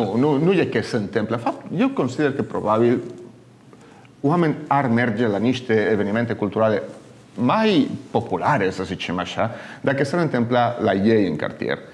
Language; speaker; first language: Romanian; non-native, fluent; Catalan